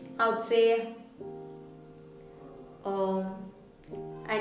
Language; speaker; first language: English; non-native, local second language; Hindi